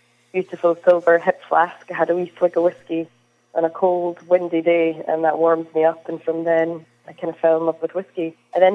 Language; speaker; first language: English; native; English